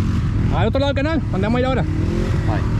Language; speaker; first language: Spanish; native; Spanish